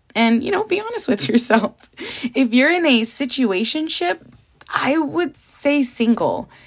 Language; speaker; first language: English; early bilingual, other home language; Spanish